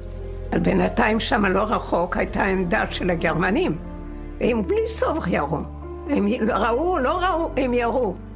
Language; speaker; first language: Hebrew; non-native, fluent; Yiddish